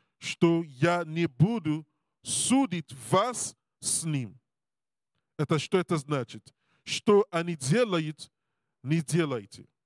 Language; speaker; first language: Russian; non-native, learner; English